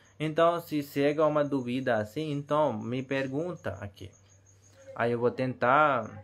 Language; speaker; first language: Portuguese; non-native, learner; Hindi